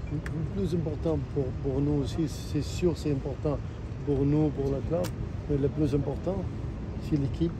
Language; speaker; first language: French; non-native, learner; Arabic